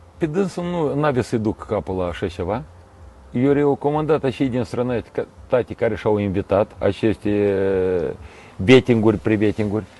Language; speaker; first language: Romanian; non-native, local second language; Russian